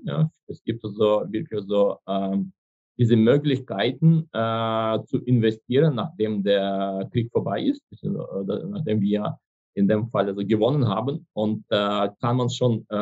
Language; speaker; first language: German; non-native, fluent; Ukrainian